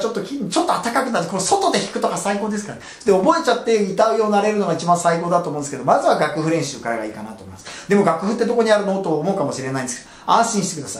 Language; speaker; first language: Japanese; native; Japanese